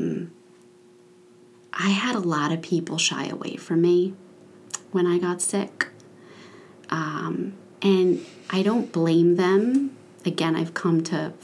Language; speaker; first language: English; native; English